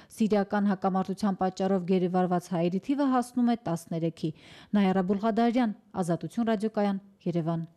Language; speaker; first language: Armenian; native; Armenian